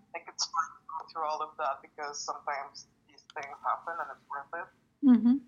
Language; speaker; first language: English; non-native, fluent; French